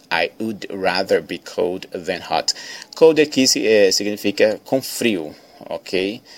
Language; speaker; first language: English; non-native, fluent; Portuguese